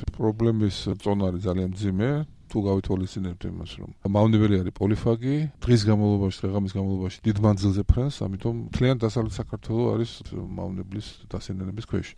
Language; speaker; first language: Georgian; native; Georgian